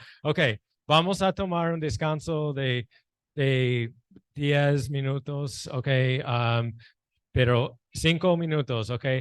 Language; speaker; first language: Spanish; non-native, fluent; English